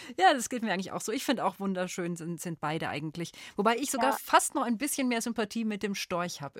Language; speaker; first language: German; native; German